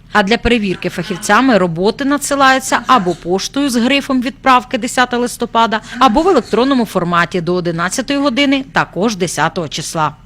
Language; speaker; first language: Ukrainian; native; Ukrainian